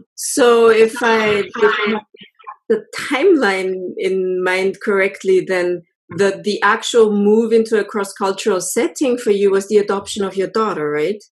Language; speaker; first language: English; non-native, fluent; German